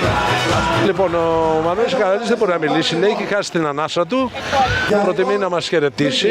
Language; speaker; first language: Greek; native; Greek